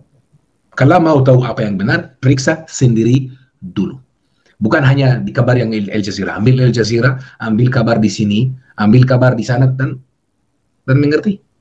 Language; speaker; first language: Indonesian; non-native, fluent; Hebrew